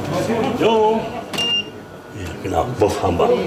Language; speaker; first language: German; native; German